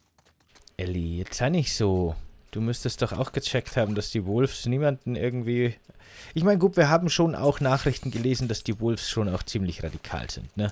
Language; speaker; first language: German; native; German